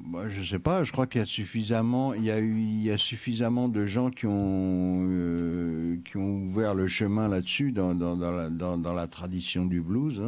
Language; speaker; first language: French; native; French